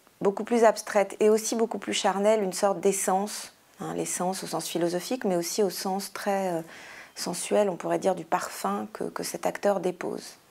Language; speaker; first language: French; native; French